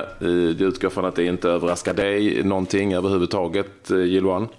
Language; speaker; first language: Swedish; native; Swedish